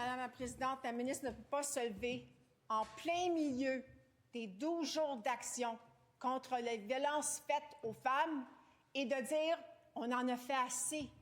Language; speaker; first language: French; native; French